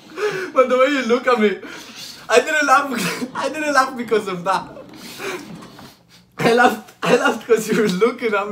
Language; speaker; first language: English; non-native, fluent; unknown